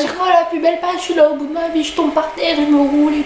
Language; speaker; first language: French; native; French